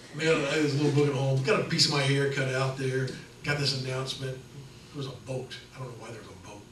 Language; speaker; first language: English; native; English